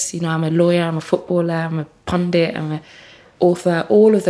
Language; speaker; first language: English; native; English